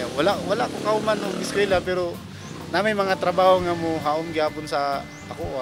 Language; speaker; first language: Cebuano; non-native, local second language; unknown